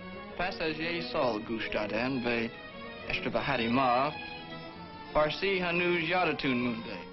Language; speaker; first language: Persian; non-native, learner; English